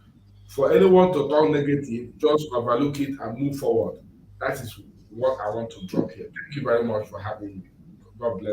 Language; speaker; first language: English; non-native, local second language; Igbo